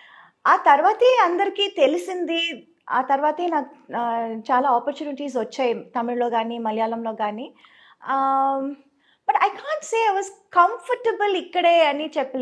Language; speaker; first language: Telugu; non-native, local second language; Tamil